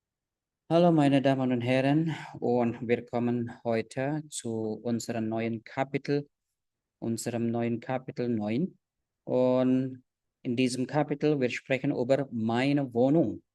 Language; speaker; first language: German; non-native, fluent; Indonesian